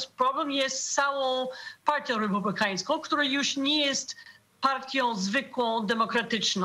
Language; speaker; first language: Polish; non-native, fluent; English